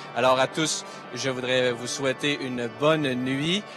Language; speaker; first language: French; native; French